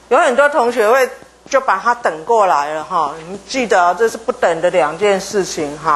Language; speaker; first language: Chinese; native; Chinese